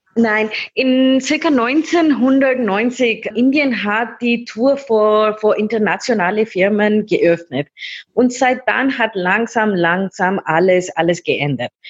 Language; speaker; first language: German; non-native, learner; Hindi